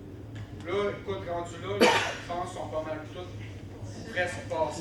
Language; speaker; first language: French; native; French